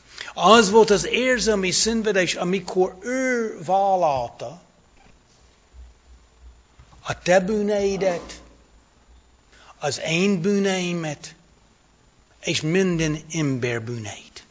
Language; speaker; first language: Hungarian; non-native, fluent; English